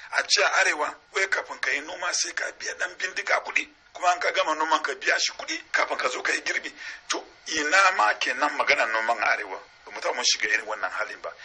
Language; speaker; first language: Hausa; non-native, local second language; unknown